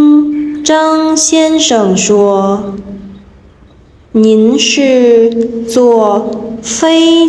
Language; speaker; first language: Chinese; non-native, learner; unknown